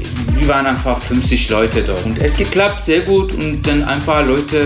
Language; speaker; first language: German; non-native, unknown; Turkish